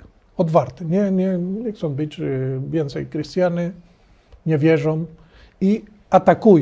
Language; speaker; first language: Polish; non-native, learner; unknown